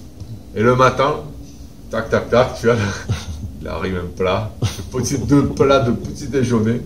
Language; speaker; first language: French; non-native, fluent; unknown